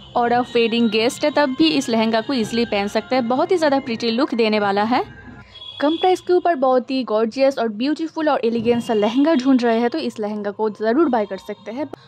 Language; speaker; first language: Hindi; non-native, local second language; Bangla